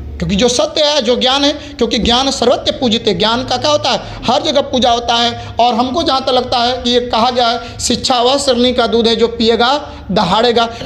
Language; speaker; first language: Hindi; native; Hindi